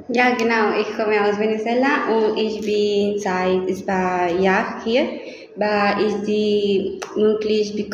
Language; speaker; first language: German; non-native, learner; Spanish